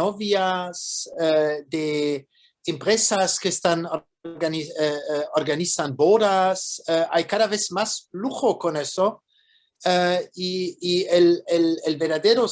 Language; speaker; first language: Spanish; non-native, fluent; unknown